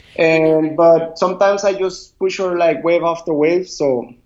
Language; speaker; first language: English; non-native, learner; Spanish